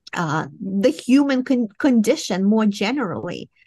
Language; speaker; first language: English; non-native, fluent; Romanian